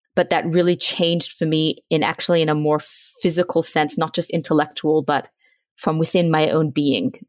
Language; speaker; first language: English; native; English